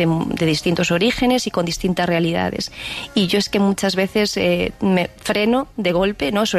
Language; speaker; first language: Spanish; native; Spanish